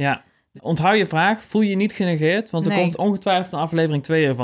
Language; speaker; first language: Dutch; native; Dutch